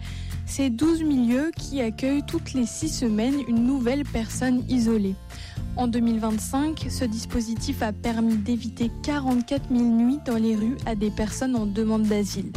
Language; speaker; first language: French; native; French